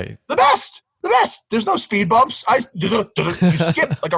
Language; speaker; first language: English; native; English